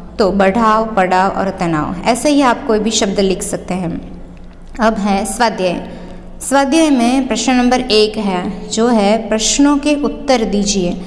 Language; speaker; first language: Hindi; non-native, local second language; Gujarati